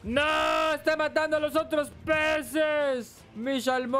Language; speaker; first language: Spanish; native; Spanish